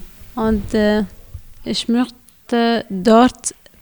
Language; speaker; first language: German; non-native, learner; Arabic